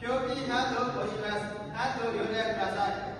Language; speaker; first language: Japanese; non-native, learner; Burmese